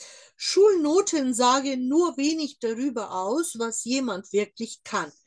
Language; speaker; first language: German; non-native, fluent; Turkish